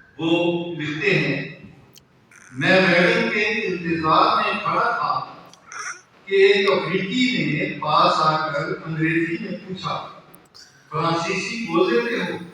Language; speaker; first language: Urdu; non-native, local second language; Punjabi